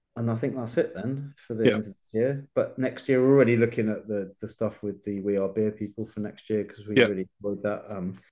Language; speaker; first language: English; native; English